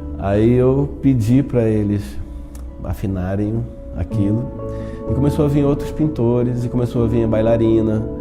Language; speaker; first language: Portuguese; native; Portuguese